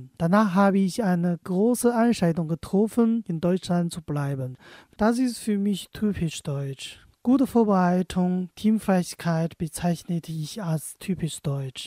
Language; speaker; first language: German; non-native, fluent; Chinese